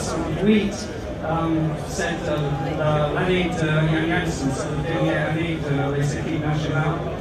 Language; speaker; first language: French; non-native, learner; English